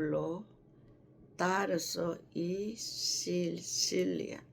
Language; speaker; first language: Spanish; non-native, learner; Korean